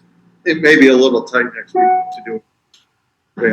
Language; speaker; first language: English; native; English